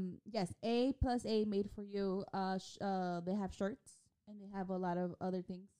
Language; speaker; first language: English; early bilingual, other home language; Spanish